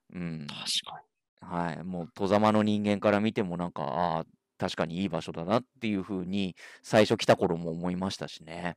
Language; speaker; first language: Japanese; native; Japanese